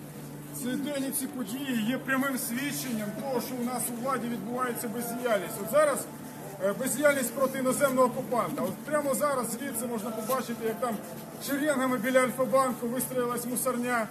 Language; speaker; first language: Ukrainian; native; Ukrainian